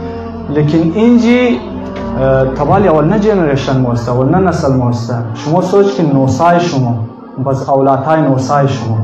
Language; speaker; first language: Persian; native; Persian